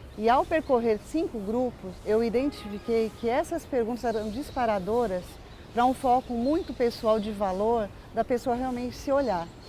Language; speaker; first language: Portuguese; native; Portuguese